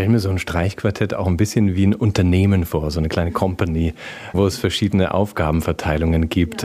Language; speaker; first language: German; native; German